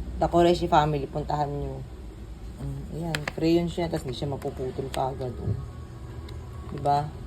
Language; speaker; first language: Filipino; non-native, local second language; Pampanga